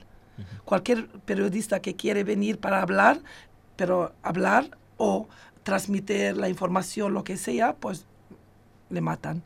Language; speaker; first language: Spanish; non-native, fluent; Arabic